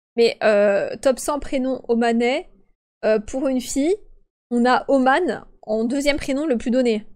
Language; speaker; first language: French; native; French